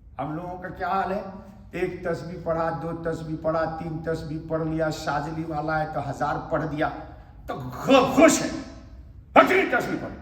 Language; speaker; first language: Urdu; native; Urdu